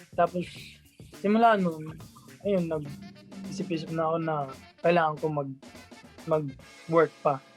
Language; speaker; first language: Filipino; non-native, local second language; Surigaonon